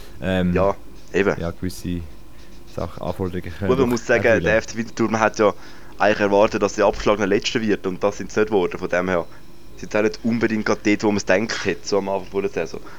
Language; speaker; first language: German; native; German